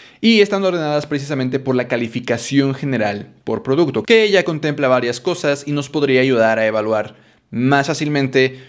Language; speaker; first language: Spanish; native; Spanish